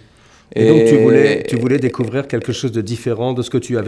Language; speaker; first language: French; native; French